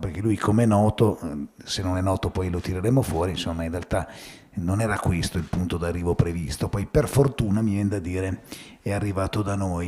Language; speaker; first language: Italian; native; Italian